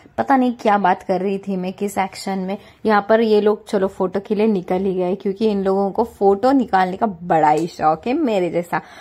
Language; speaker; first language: Hindi; non-native, local second language; Marathi